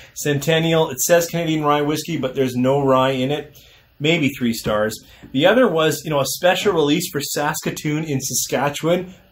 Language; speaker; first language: English; native; English